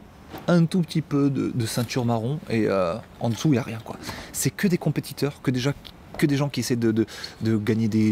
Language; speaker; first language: French; native; French